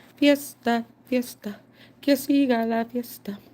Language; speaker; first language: Spanish; early bilingual, other home language; English